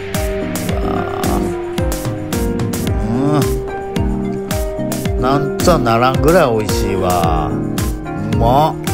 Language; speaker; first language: Japanese; native; Japanese